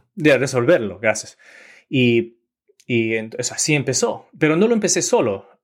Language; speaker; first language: Spanish; early bilingual, heritage; Spanish